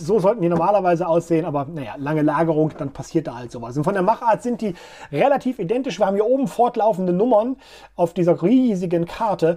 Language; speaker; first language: German; native; German